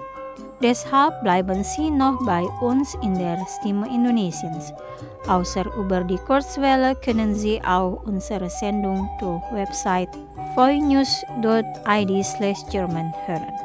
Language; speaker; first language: German; non-native, learner; Indonesian